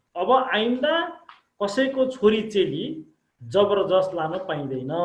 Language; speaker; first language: Nepali; non-native, local second language; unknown